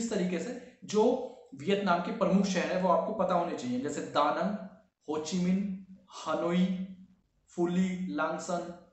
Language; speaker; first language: Hindi; native; Hindi